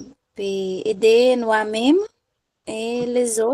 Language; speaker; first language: French; non-native, learner; Portuguese